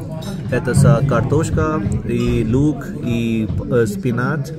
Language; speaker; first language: Russian; non-native, learner; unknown